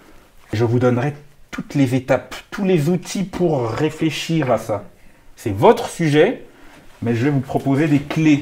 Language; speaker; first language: French; native; French